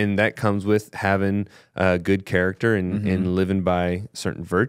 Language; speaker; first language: English; native; English